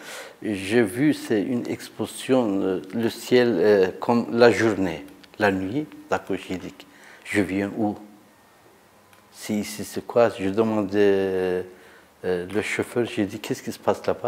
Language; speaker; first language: French; non-native, learner; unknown